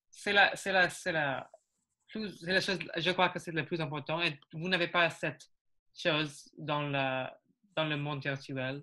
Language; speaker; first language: French; non-native, learner; English